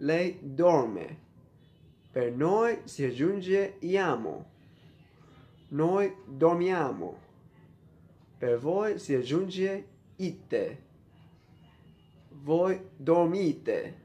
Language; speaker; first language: Italian; non-native, fluent; Vietnamese